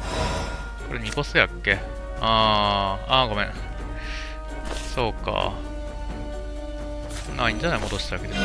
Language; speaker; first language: Japanese; native; Japanese